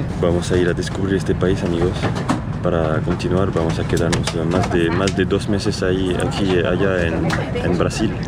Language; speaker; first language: Spanish; non-native, fluent; French